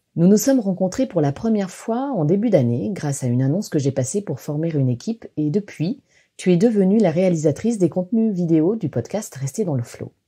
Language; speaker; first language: French; native; French